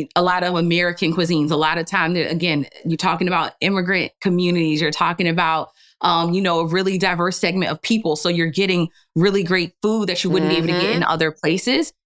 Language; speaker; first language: English; early bilingual, other home language; Yoruba